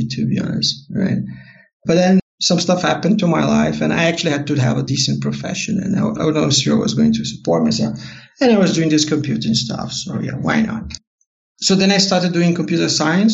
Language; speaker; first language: English; non-native, fluent; Portuguese